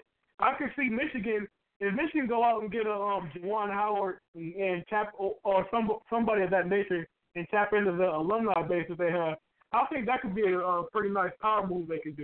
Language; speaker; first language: English; native; English